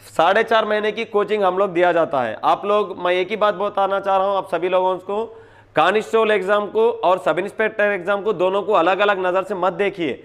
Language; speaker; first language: Hindi; non-native, local second language; Telugu